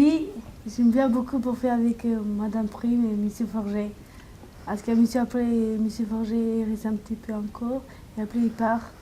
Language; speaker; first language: French; non-native, learner; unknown